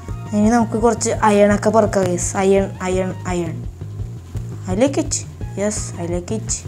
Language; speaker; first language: Malayalam; native; Malayalam